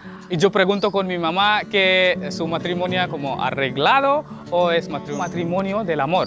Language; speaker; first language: Spanish; non-native, learner; Hindi